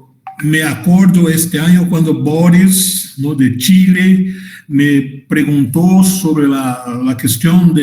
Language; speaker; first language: Spanish; non-native, fluent; Portuguese